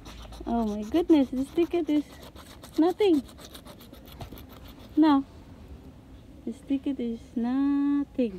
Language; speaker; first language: English; non-native, local second language; Filipino